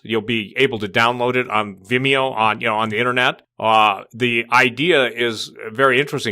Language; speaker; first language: English; native; English